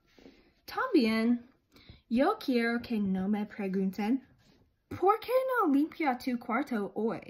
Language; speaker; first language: Spanish; non-native, learner; English